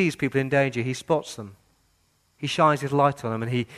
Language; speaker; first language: English; native; English